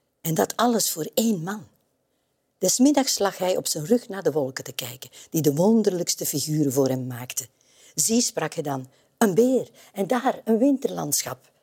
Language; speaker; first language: Dutch; native; Dutch